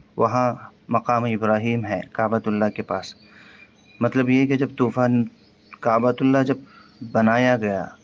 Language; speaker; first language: Urdu; native; Urdu